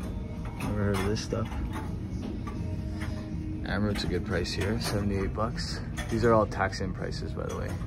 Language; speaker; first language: English; native; English